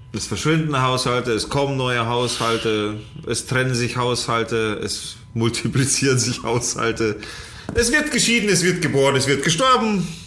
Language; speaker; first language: German; early bilingual, other home language; Polish